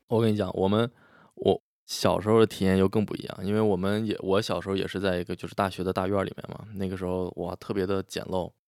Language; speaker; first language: Chinese; native; Chinese